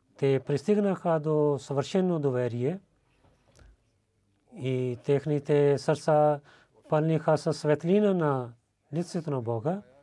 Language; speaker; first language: Bulgarian; non-native, learner; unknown